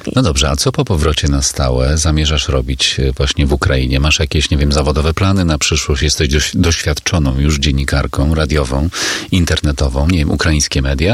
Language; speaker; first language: Polish; native; Polish